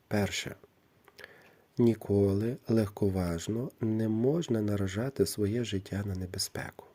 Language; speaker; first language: Ukrainian; native; Ukrainian